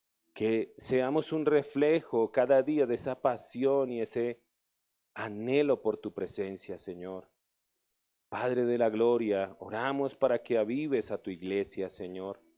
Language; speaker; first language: Spanish; native; Spanish